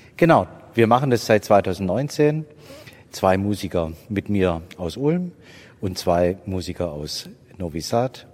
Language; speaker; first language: German; native; German